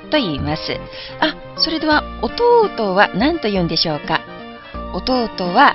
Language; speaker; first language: Japanese; non-native, fluent; Chinese